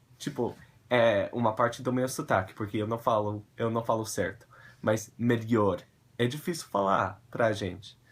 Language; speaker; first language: Portuguese; non-native, fluent; English